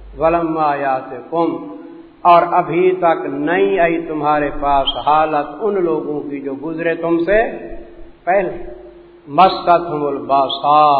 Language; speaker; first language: Urdu; non-native, local second language; Punjabi